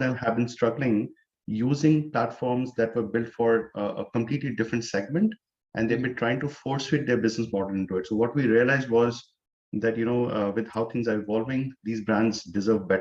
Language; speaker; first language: English; non-native, local second language; Hindi